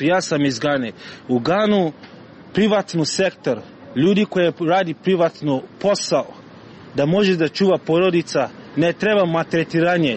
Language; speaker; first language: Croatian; non-native, learner; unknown